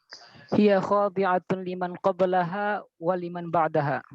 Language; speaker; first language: Arabic; non-native, learner; Indonesian